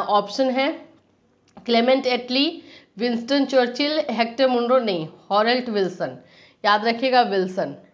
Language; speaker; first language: Hindi; native; Hindi